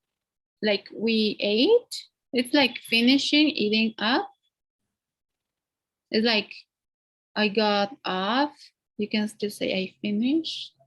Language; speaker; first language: English; non-native, fluent; Spanish